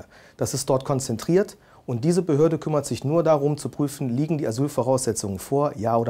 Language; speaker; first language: German; native; German